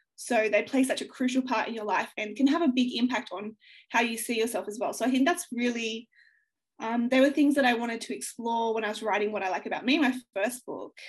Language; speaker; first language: English; native; English